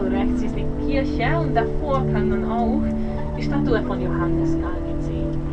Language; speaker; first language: German; non-native, fluent; Hungarian